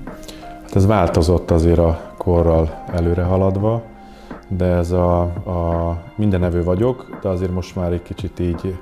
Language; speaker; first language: Hungarian; native; Hungarian